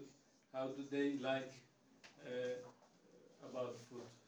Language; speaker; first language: English; non-native, learner; Turkish